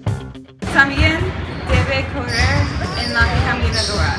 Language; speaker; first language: Spanish; non-native, learner; English